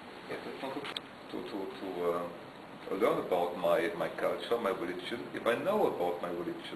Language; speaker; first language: English; non-native, learner; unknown